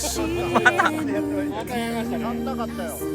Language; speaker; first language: Japanese; native; Japanese